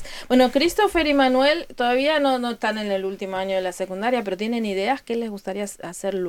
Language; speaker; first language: Spanish; native; Spanish